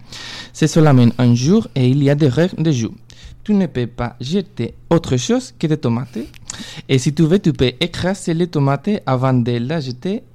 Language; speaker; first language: French; non-native, fluent; Spanish